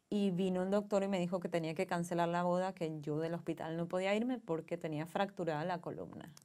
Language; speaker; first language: Spanish; native; Spanish